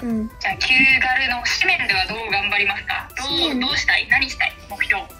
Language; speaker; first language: Japanese; native; Japanese